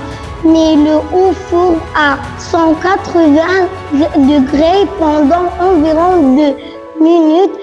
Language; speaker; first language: French; non-native, learner; Arabic